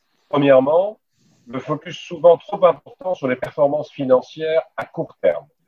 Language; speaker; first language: French; native; French